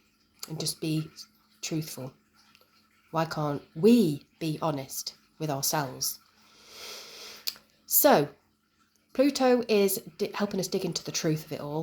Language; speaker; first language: English; native; English